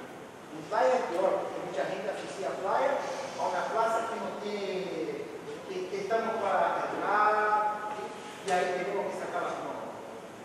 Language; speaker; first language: Spanish; non-native, fluent; Portuguese